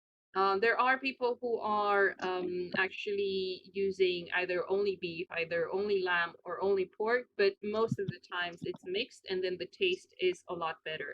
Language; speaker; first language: English; non-native, fluent; Romanian